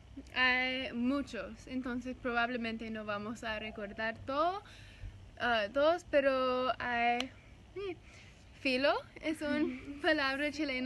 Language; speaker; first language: Spanish; non-native, learner; English